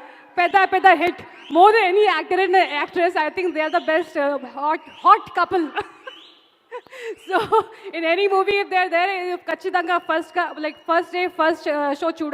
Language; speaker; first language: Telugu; non-native, fluent; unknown